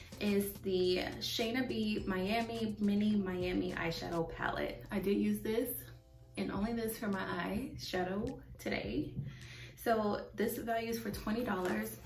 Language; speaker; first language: English; native; English